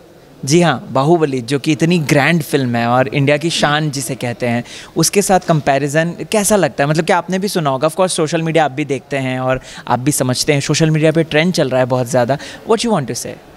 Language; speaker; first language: Hindi; native; Hindi